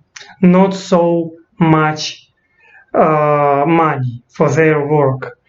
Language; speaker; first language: English; non-native, learner; Russian